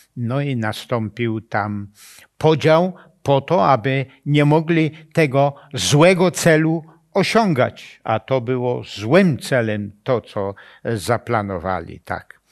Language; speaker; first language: Polish; native; Polish